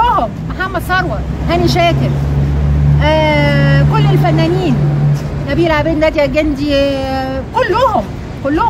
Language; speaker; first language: Arabic; native; Arabic